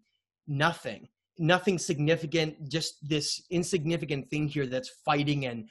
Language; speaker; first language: English; native; English